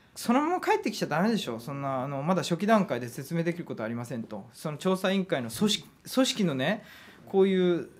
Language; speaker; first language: Japanese; native; Japanese